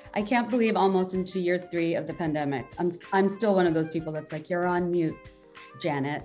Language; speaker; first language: English; non-native, local second language; Bangla